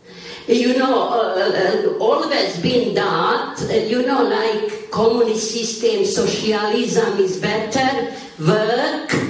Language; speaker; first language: English; non-native, learner; Bosnian